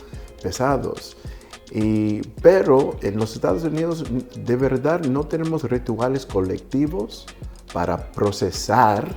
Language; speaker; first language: Spanish; early bilingual, heritage; Spanish